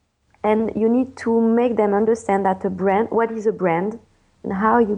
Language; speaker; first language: English; non-native, fluent; French